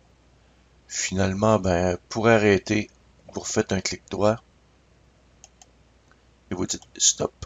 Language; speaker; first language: French; native; French